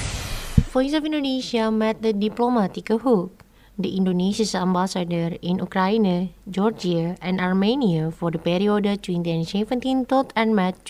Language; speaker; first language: Dutch; non-native, fluent; Indonesian